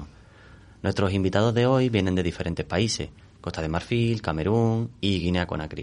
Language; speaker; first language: Spanish; native; Spanish